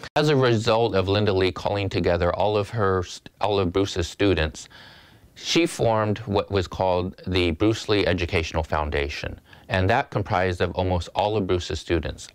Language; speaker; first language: English; native; English